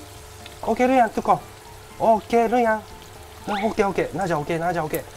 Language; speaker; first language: Thai; non-native, learner; Japanese